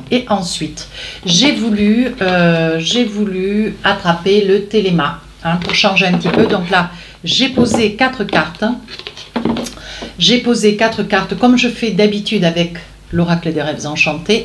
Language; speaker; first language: French; native; French